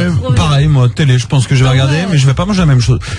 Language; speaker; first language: French; native; French